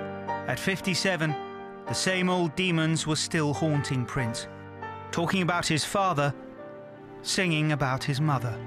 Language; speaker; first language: English; native; English